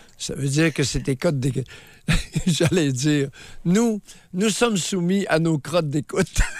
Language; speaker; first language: French; native; French